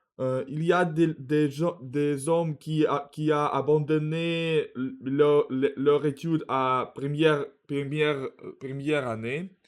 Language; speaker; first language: French; non-native, learner; Russian